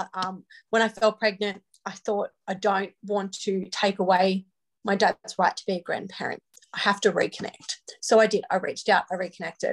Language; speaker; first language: English; native; English